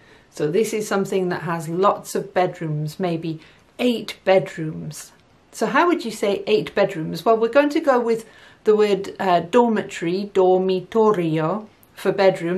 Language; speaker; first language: English; native; English